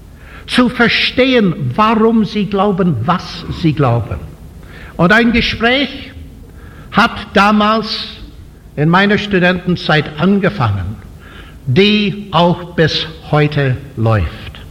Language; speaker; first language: German; non-native, fluent; English